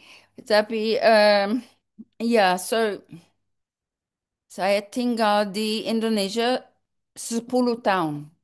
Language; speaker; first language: Indonesian; non-native, learner; English